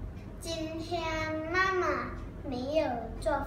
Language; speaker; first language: Chinese; non-native, learner; Thai